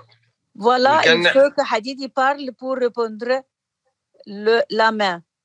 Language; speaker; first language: French; non-native, learner; Arabic